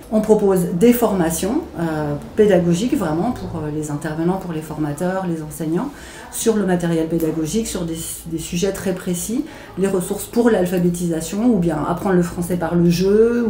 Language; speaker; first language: French; native; French